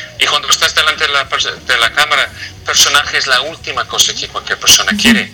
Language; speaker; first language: Spanish; non-native, fluent; English